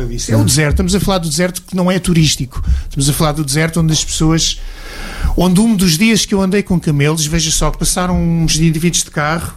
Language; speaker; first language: Portuguese; native; Portuguese